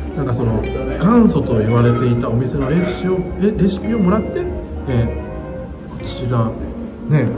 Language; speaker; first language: Japanese; native; Japanese